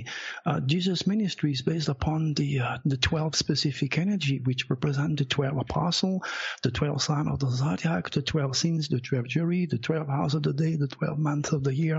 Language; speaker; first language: English; non-native, fluent; French